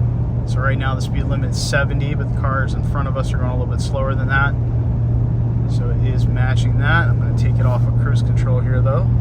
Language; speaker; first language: English; native; English